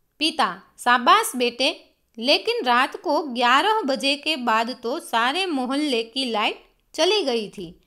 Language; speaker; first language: Hindi; non-native, local second language; Gujarati